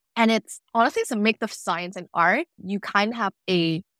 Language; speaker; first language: English; non-native, fluent; Vietnamese